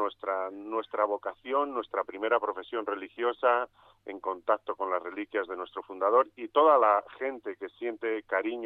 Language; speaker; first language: Spanish; native; Spanish